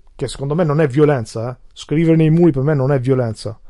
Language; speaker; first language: Italian; early bilingual, other home language; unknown